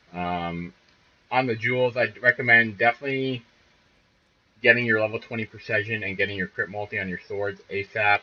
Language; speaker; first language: English; native; English